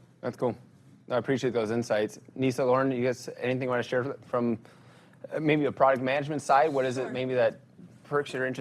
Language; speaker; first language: English; native; English